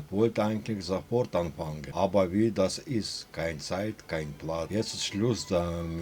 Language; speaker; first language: German; non-native, fluent; Russian